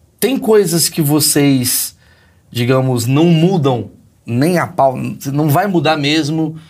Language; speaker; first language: Portuguese; native; Portuguese